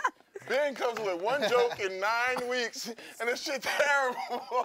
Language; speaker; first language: English; native; English